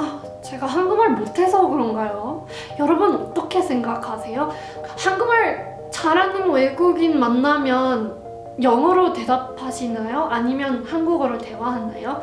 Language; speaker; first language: Korean; non-native, fluent; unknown